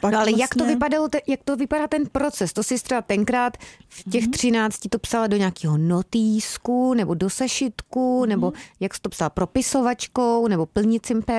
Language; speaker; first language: Czech; native; Czech